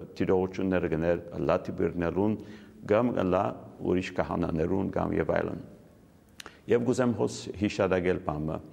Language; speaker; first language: Armenian; early bilingual, heritage; Armenian